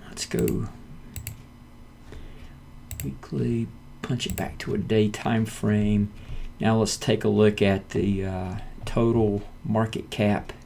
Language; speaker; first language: English; native; English